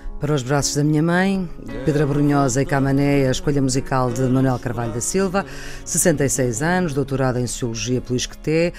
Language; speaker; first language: Portuguese; native; Portuguese